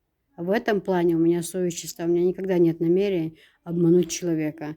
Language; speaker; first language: Russian; native; Russian